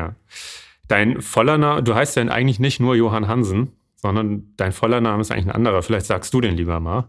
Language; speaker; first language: German; native; German